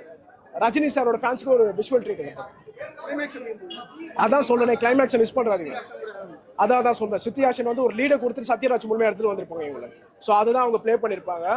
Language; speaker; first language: Tamil; native; Tamil